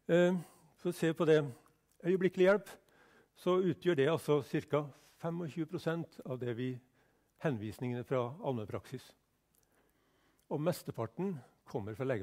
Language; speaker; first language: Norwegian; native; Norwegian